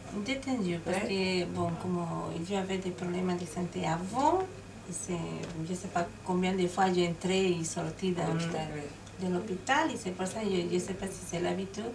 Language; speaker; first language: French; non-native, learner; Spanish